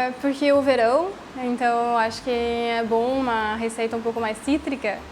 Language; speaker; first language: Portuguese; non-native, fluent; French